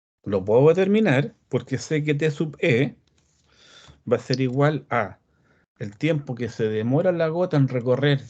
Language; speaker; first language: Spanish; native; Spanish